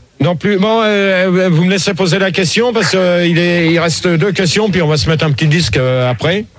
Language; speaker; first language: French; native; French